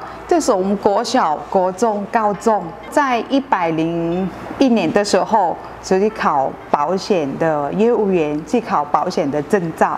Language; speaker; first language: Chinese; non-native, fluent; Vietnamese